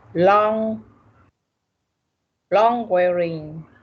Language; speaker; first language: English; non-native, learner; Vietnamese